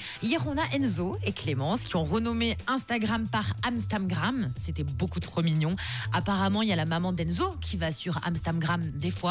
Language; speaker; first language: French; native; French